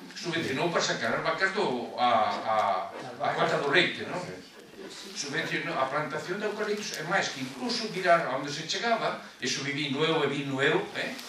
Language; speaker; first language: Galician; native; Galician